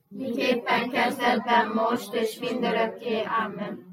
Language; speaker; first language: Hungarian; native; Hungarian